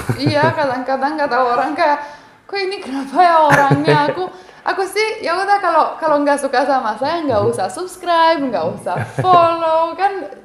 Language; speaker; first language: Indonesian; non-native, fluent; Romanian